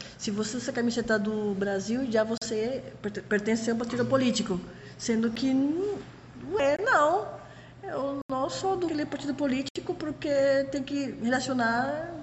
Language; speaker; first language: Portuguese; non-native, fluent; Spanish